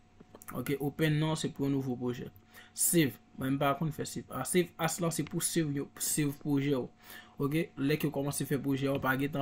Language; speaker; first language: French; non-native, local second language; Haitian Creole